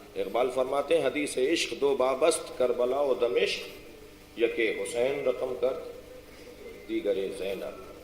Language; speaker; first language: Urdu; non-native, local second language; Sindhi